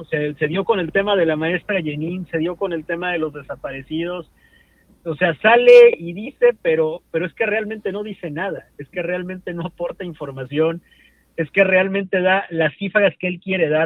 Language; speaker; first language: Spanish; native; Spanish